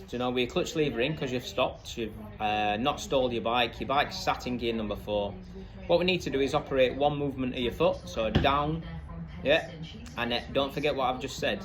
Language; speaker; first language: English; native; English